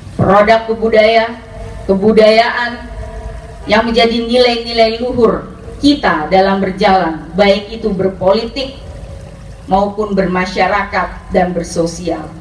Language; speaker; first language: Indonesian; native; Indonesian